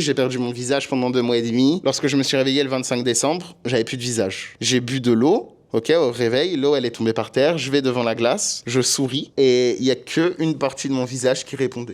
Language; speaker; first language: French; native; French